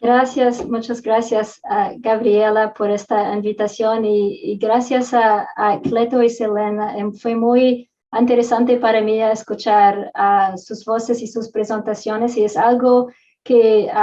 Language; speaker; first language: Spanish; non-native, fluent; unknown